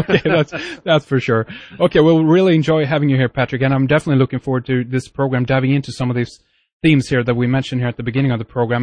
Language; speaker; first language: English; non-native, fluent; Swedish